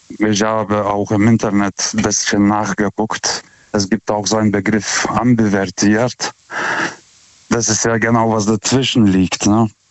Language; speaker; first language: German; non-native, fluent; Lithuanian